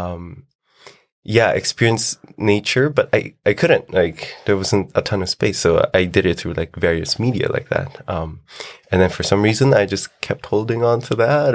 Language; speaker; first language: English; non-native, local second language; Filipino